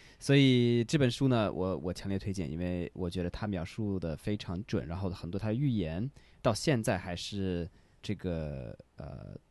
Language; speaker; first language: Chinese; non-native, fluent; English